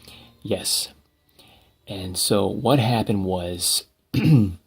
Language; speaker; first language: English; native; English